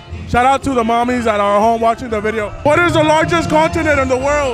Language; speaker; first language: English; early bilingual, other home language; Spanish